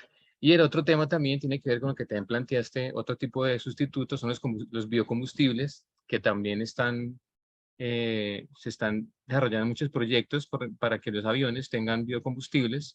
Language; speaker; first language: Spanish; native; Spanish